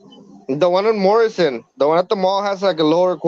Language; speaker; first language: English; early bilingual, other home language; Spanish